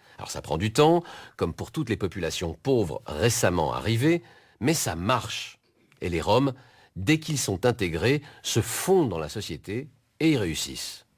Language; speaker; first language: French; native; French